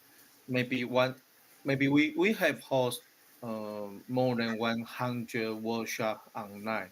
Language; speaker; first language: English; non-native, learner; Chinese